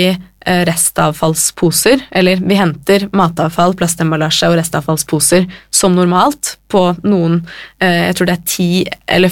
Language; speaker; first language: Norwegian; native; Norwegian